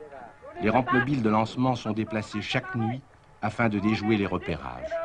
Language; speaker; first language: French; native; French